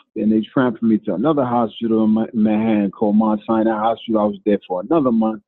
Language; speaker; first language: English; non-native, fluent; Spanish